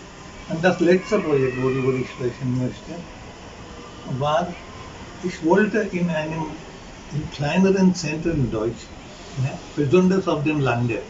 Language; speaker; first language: German; non-native, fluent; Marathi